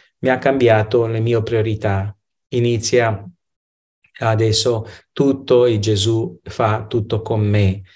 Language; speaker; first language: Italian; non-native, fluent; Romanian